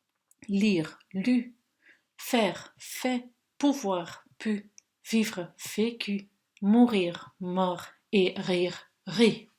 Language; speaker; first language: French; non-native, local second language; Dutch